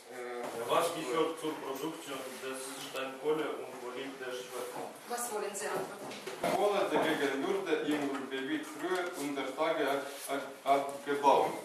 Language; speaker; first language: German; non-native, learner; Ukrainian